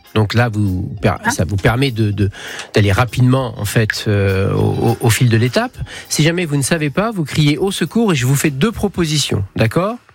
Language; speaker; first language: French; native; French